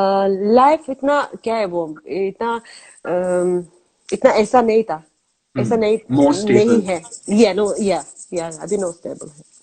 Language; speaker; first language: Hindi; non-native, learner; Azerbaijani